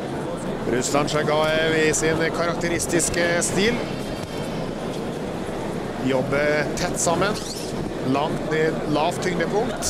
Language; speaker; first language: Norwegian; native; Norwegian